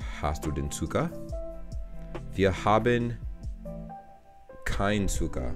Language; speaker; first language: German; non-native, learner; English